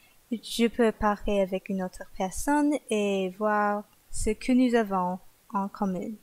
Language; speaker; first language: French; non-native, learner; English